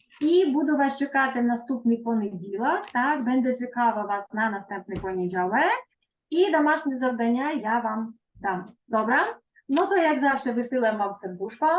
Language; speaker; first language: Polish; non-native, fluent; Ukrainian